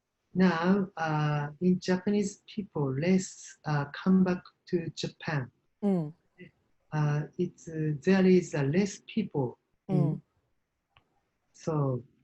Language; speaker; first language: English; non-native, learner; Japanese